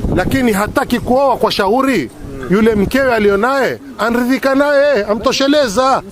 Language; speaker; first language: Swahili; native; Swahili